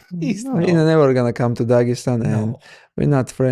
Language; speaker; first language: English; non-native, learner; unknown